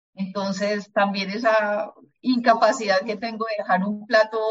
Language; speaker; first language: Spanish; early bilingual, other home language; German